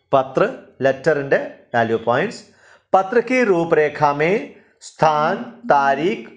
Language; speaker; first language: Hindi; non-native, local second language; Malayalam